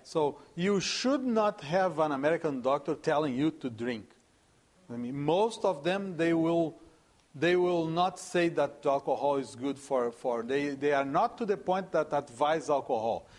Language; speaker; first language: English; non-native, fluent; Portuguese